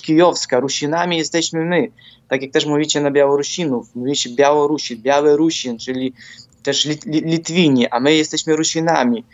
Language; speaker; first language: Polish; non-native, fluent; Ukrainian